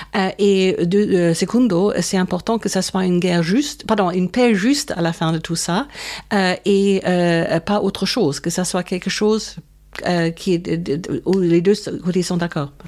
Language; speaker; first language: French; non-native, fluent; German